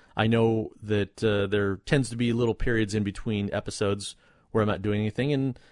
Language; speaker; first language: English; native; English